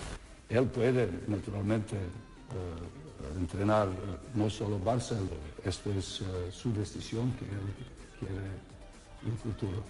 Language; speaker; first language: Spanish; non-native, fluent; Serbian